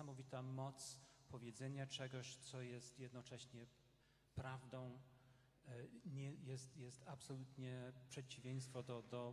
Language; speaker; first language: Polish; non-native, fluent; English